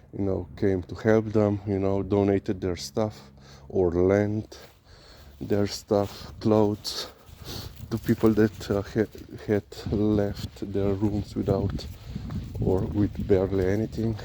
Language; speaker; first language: English; non-native, fluent; Slovenian